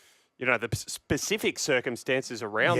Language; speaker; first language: English; native; English